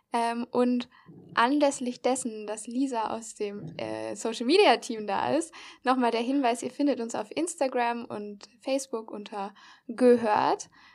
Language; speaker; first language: German; native; German